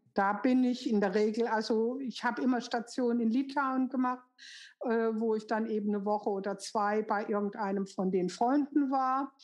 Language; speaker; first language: German; native; German